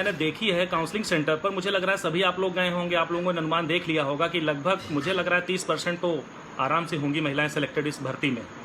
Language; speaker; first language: Hindi; native; Hindi